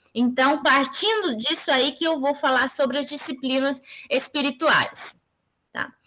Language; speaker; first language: Portuguese; non-native, fluent; Spanish